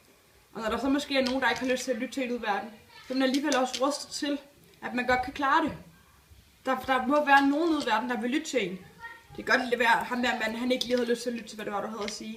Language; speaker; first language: Danish; native; Danish